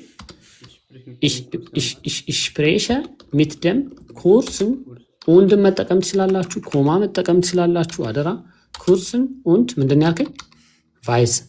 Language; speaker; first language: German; non-native, fluent; Amharic